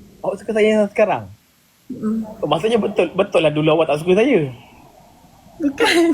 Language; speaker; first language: Malay; native; Malay